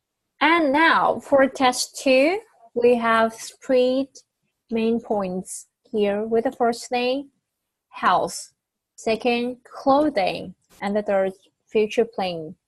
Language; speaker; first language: English; non-native, fluent; Vietnamese